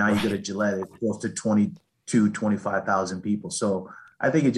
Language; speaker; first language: English; native; English